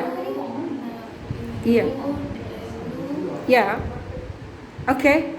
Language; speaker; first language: English; non-native, learner; Hindi